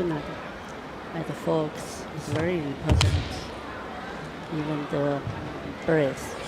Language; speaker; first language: English; non-native, learner; Chinese